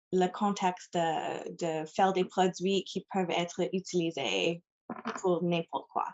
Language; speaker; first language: French; non-native, local second language; English